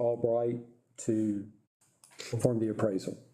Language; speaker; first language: English; native; English